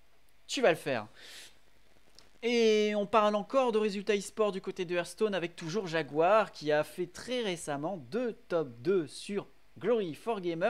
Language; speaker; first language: French; native; French